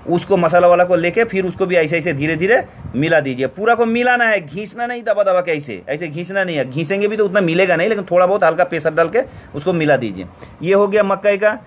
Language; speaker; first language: Hindi; non-native, local second language; Bangla